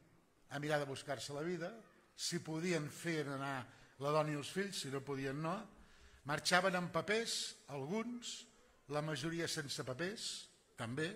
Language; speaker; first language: Catalan; native; Catalan